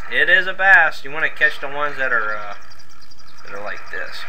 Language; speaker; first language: English; native; English